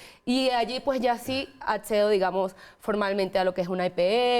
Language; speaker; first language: Spanish; native; Spanish